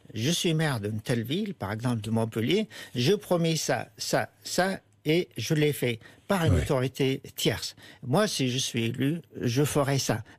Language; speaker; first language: French; non-native, fluent; Arabic